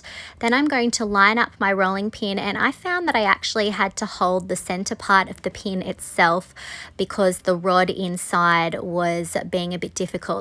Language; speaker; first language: English; native; English